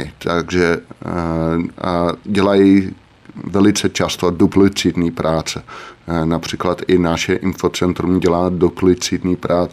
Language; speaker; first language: Czech; non-native, fluent; Dutch